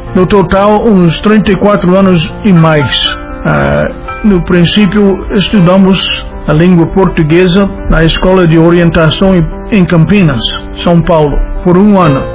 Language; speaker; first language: Portuguese; non-native, fluent; English